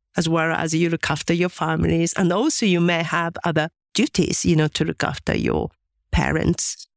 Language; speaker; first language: English; non-native, fluent; Japanese